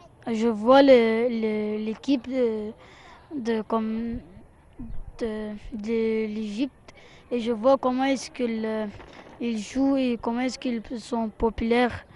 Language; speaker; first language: French; non-native, fluent; Arabic